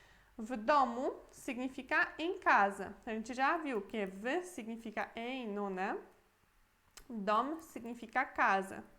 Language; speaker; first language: Portuguese; non-native, fluent; Polish